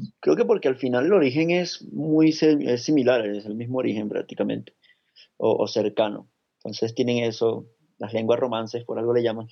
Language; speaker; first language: Spanish; native; Spanish